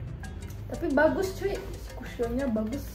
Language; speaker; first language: Indonesian; non-native, fluent; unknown